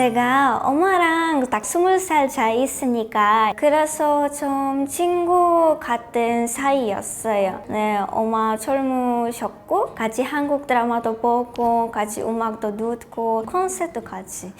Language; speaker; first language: Korean; non-native, learner; Polish